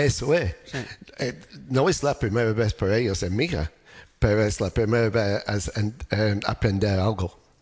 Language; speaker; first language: Spanish; non-native, learner; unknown